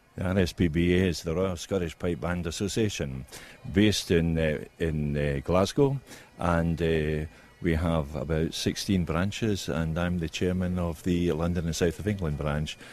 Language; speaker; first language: English; native; English